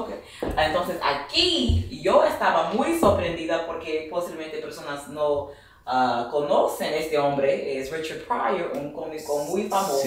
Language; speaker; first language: Spanish; non-native, fluent; English